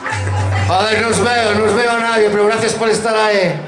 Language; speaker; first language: Spanish; native; Spanish